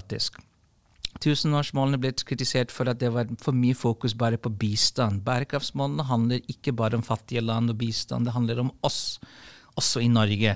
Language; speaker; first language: Norwegian; non-native, fluent; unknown